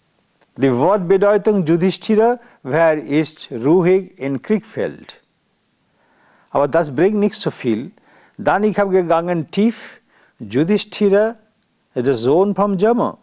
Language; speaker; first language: German; non-native, learner; Bangla